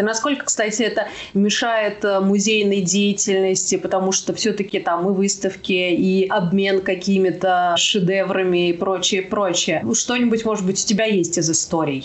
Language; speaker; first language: Russian; native; Russian